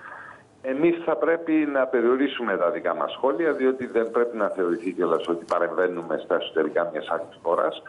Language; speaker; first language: Greek; native; Greek